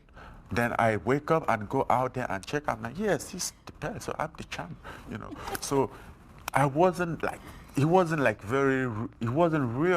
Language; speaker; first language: English; non-native, fluent; French